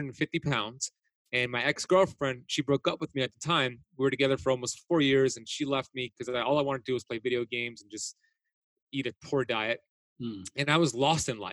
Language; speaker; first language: English; native; English